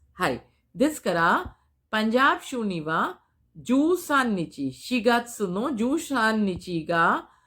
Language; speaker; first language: Japanese; non-native, fluent; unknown